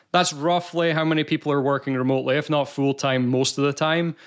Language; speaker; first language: English; native; English